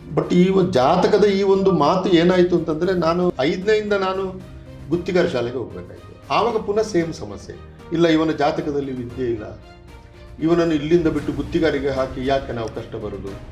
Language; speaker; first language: Kannada; native; Kannada